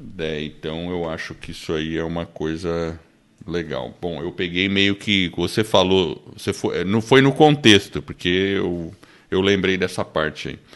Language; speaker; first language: Portuguese; early bilingual, other home language; English